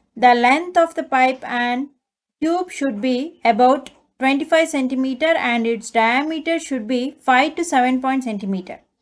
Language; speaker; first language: English; non-native, local second language; Kannada